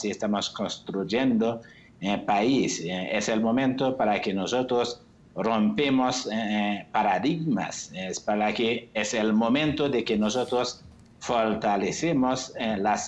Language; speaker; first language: Spanish; non-native, fluent; Haitian Creole